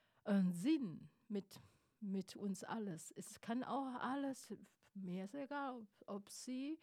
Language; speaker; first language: German; non-native, fluent; Chinese